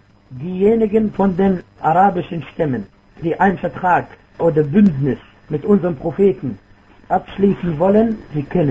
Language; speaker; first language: German; non-native, fluent; Arabic